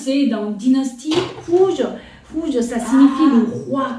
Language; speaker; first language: French; non-native, fluent; Korean